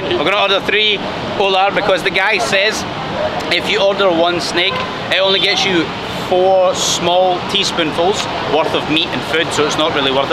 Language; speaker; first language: English; native; English